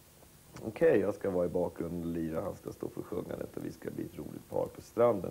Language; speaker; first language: Swedish; native; Swedish